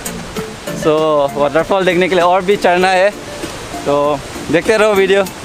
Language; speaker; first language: Hindi; non-native, local second language; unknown